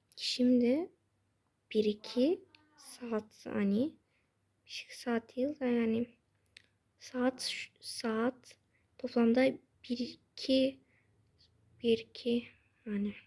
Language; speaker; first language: Turkish; early bilingual, heritage; Turkish